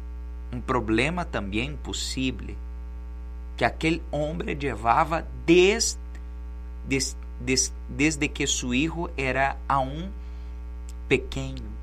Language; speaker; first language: Portuguese; non-native, learner; Spanish